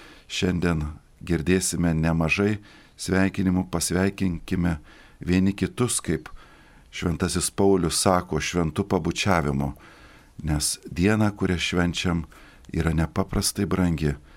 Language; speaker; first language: Lithuanian; native; Lithuanian